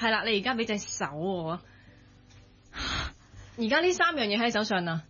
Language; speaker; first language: Cantonese; native; Cantonese